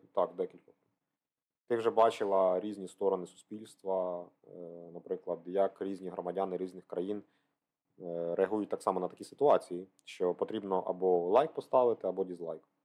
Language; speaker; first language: Ukrainian; native; Ukrainian